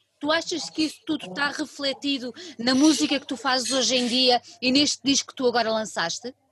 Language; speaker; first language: Portuguese; native; Portuguese